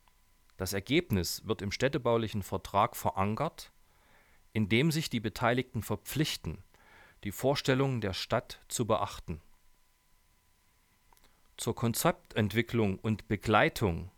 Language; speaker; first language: German; native; German